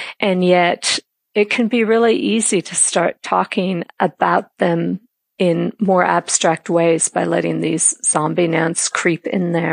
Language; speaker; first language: English; native; English